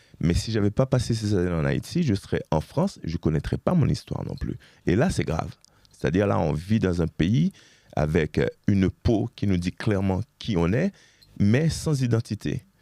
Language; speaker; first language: French; early bilingual, other home language; Haitian Creole